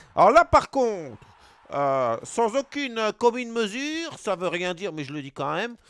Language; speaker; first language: French; native; French